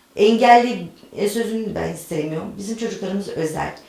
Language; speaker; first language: Turkish; native; Turkish